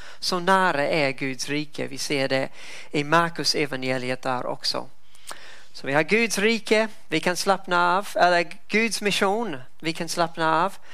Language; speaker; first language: Swedish; non-native, fluent; English